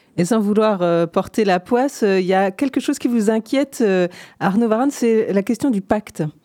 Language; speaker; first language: French; native; French